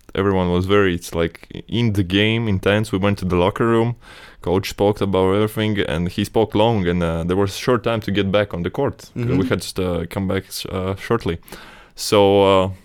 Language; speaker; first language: English; non-native, fluent; Latvian